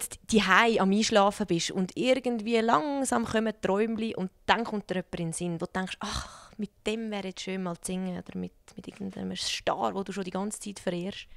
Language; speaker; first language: German; native; German